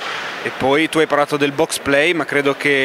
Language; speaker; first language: Italian; native; Italian